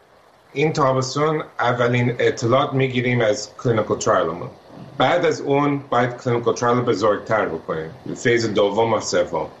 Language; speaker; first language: Persian; early bilingual, heritage; Persian